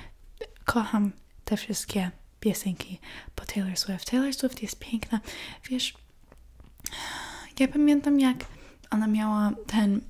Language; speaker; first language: Polish; early bilingual, heritage; English